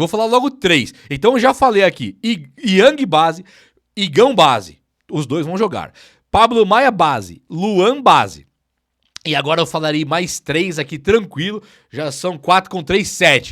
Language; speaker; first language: Portuguese; native; Portuguese